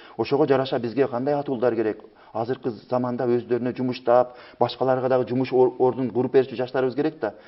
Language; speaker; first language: Kyrgyz; native; Kyrgyz